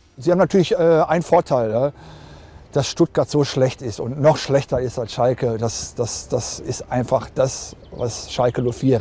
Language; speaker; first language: German; native; German